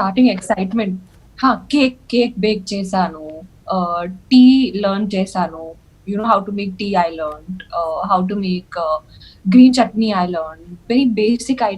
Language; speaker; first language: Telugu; non-native, learner; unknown